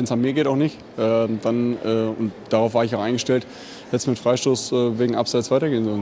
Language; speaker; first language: German; native; German